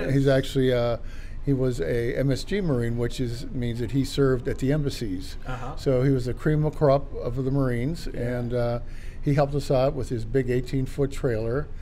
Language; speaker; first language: English; native; English